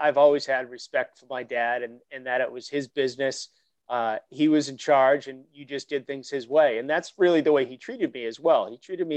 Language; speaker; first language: English; native; English